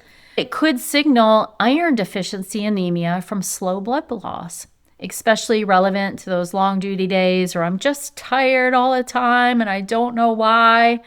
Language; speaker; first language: English; native; English